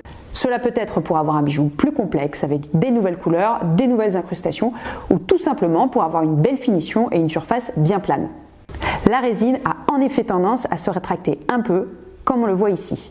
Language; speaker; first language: French; native; French